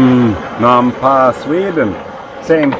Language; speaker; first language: Thai; non-native, learner; Swedish